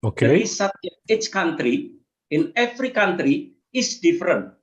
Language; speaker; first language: English; non-native, learner; Indonesian